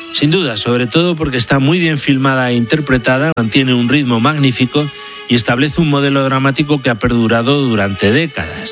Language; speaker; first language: Spanish; native; Spanish